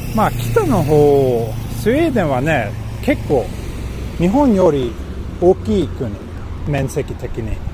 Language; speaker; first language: Japanese; non-native, learner; Swedish